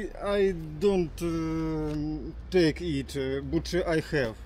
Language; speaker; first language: English; non-native, learner; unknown